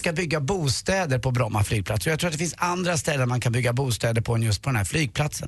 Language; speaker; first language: Swedish; native; Swedish